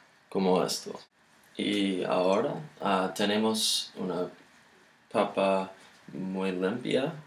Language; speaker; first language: Spanish; non-native, learner; English